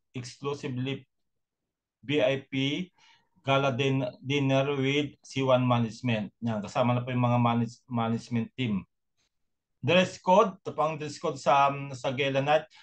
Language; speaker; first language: Filipino; native; Filipino